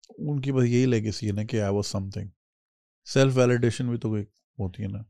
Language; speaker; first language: Urdu; native; Urdu